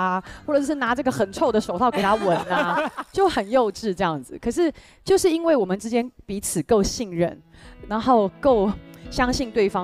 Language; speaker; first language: Chinese; native; Chinese